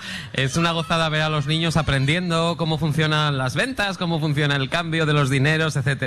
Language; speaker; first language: Spanish; native; Spanish